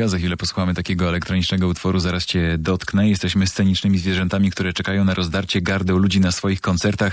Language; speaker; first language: Polish; native; Polish